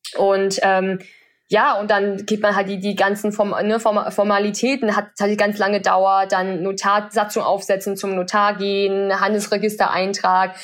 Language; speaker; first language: German; early bilingual, other home language; Chinese